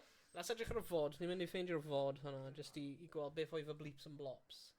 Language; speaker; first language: Welsh; native; Welsh